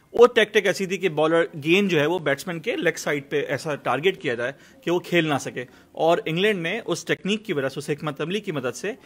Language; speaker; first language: Urdu; native; Urdu